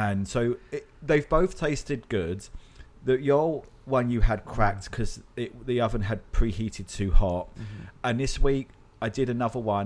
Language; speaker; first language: English; native; English